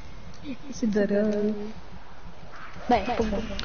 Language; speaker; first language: French; native; French